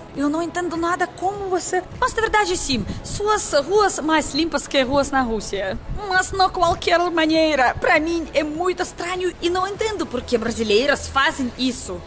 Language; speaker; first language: Portuguese; non-native, learner; Russian